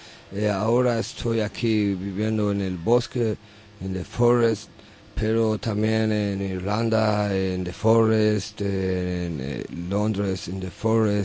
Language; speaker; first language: Spanish; non-native, learner; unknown